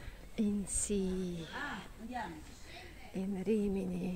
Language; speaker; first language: English; non-native, learner; Russian